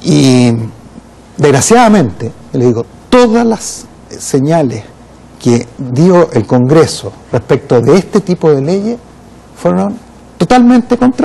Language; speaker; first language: Spanish; native; Spanish